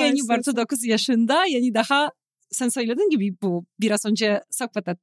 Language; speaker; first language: Turkish; non-native, fluent; Polish